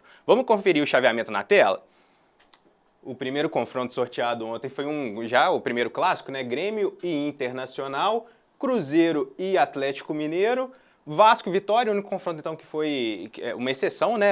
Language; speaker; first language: Portuguese; native; Portuguese